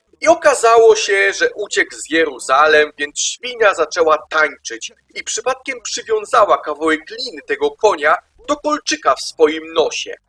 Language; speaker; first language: Polish; native; Polish